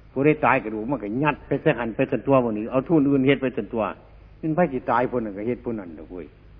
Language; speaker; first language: Thai; native; Thai